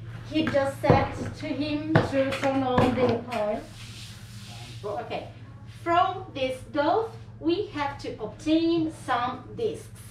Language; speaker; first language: English; non-native, learner; Italian